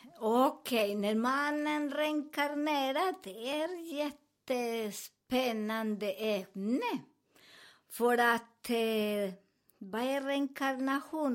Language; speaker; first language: Swedish; non-native, learner; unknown